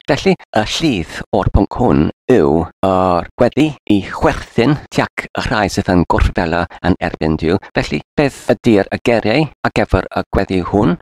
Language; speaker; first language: Welsh; non-native, learner; English